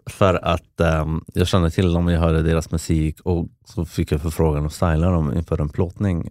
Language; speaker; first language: Swedish; early bilingual, other home language; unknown